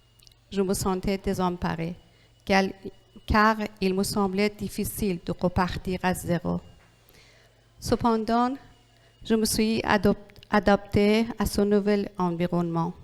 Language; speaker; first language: French; non-native, learner; Persian